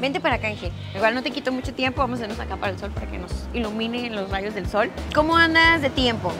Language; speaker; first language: Spanish; native; Spanish